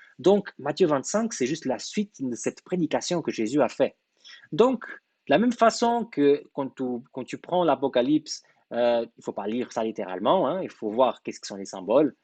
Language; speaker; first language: French; non-native, fluent; Portuguese